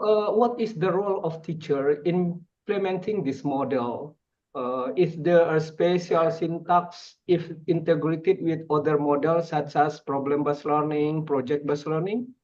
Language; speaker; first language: English; non-native, fluent; Indonesian